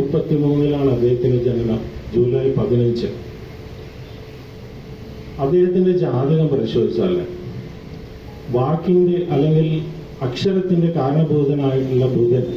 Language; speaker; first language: Malayalam; native; Malayalam